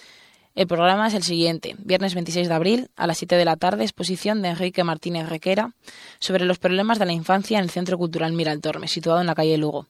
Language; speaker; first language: Spanish; native; Spanish